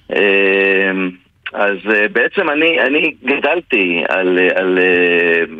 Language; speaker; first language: Hebrew; native; Hebrew